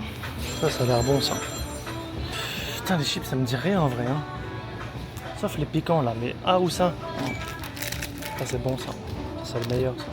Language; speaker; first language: French; native; French